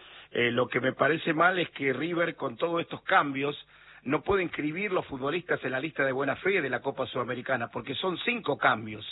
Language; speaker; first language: Spanish; native; Spanish